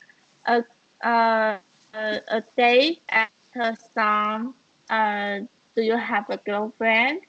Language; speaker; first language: English; non-native, learner; Chinese